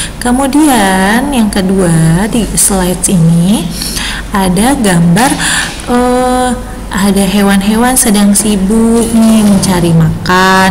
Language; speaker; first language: Indonesian; native; Indonesian